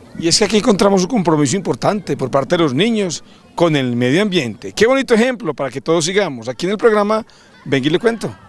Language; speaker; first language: Spanish; native; Spanish